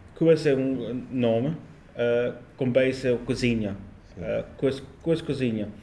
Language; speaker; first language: Portuguese; non-native, learner; Afrikaans